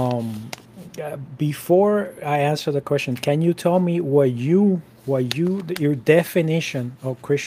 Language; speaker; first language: English; non-native, fluent; Spanish